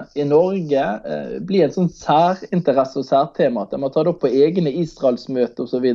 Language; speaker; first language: Norwegian; native; Norwegian